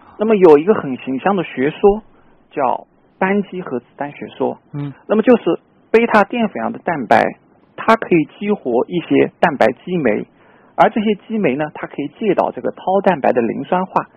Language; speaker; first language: Chinese; native; Chinese